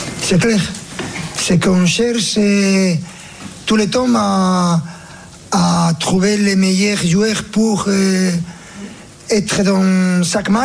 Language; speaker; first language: French; non-native, fluent; Spanish